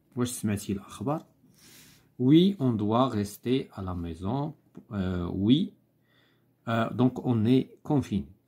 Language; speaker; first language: French; non-native, local second language; Arabic